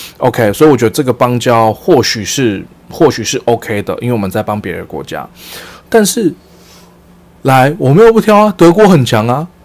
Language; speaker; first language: Chinese; early bilingual, heritage; Chinese